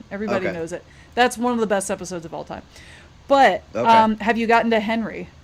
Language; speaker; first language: English; native; English